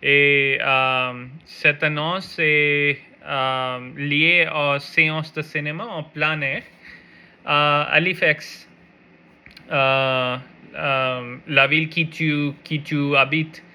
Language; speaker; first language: French; non-native, learner; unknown